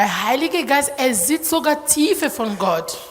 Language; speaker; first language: German; non-native, learner; Lingala